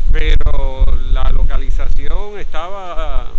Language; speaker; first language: Spanish; native; Spanish